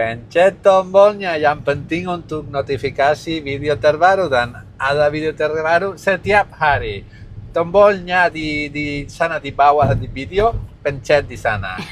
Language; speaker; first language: Indonesian; non-native, learner; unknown